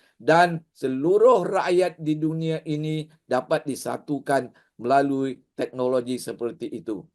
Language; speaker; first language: Malay; native; Malay